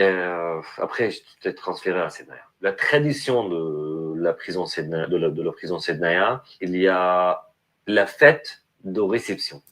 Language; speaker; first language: French; non-native, learner; Arabic